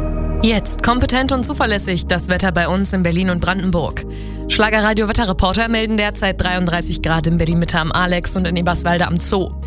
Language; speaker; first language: German; native; German